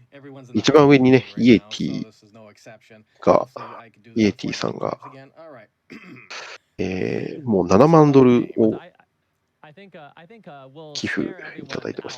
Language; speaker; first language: Japanese; native; Japanese